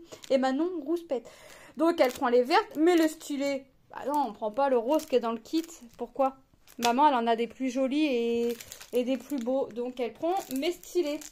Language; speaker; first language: French; native; French